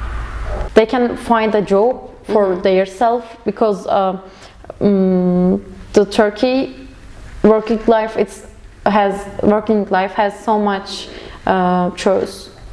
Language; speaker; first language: English; non-native, learner; Turkish